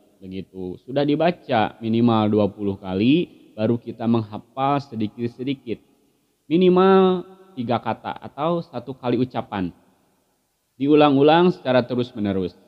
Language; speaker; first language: Indonesian; non-native, local second language; Sundanese